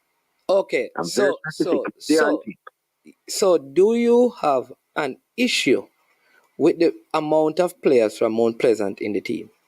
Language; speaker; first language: English; non-native, local second language; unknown